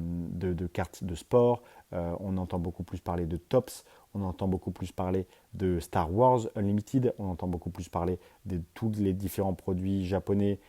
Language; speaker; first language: French; native; French